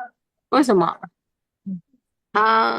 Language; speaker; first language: Chinese; non-native, learner; Indonesian